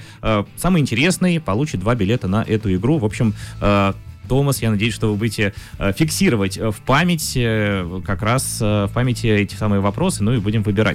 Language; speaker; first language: Russian; native; Russian